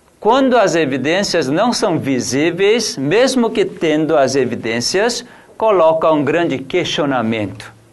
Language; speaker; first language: Portuguese; non-native, fluent; Korean